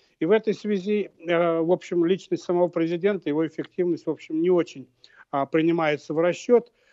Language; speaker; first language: Russian; native; Russian